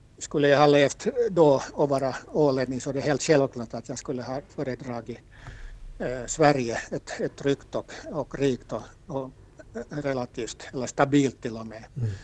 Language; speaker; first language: Swedish; native; Swedish